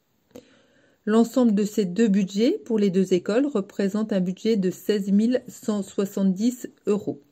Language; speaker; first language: French; native; French